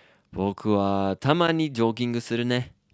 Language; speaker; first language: Japanese; non-native, fluent; English